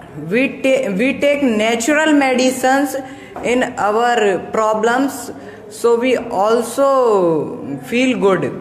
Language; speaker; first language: English; non-native, local second language; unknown